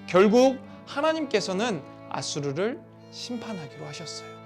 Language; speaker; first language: Korean; native; Korean